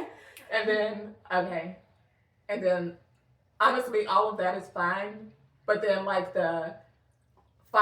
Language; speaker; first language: English; native; English